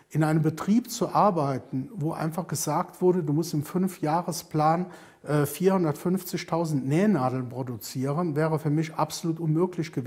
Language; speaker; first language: German; native; German